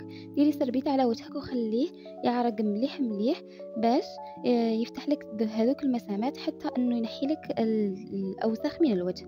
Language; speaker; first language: Arabic; native; Arabic